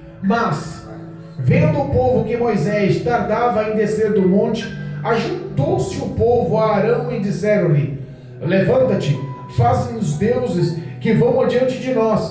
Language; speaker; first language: Portuguese; native; Portuguese